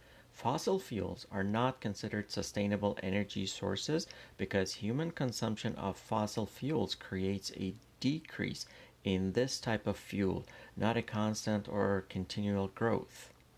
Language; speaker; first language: English; non-native, fluent; Persian